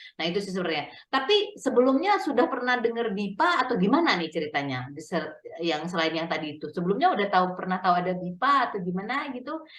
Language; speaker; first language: Indonesian; native; Indonesian